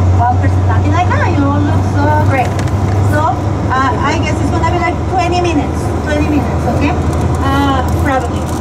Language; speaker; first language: English; non-native, fluent; Spanish